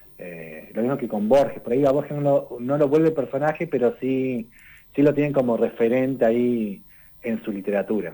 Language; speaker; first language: Spanish; native; Spanish